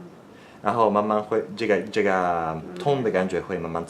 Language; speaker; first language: Chinese; non-native, fluent; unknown